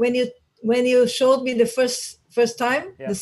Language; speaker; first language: English; non-native, learner; Portuguese